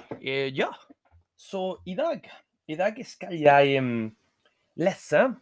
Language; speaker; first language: Norwegian; non-native, learner; Spanish